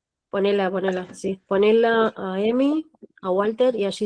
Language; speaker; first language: Spanish; native; Spanish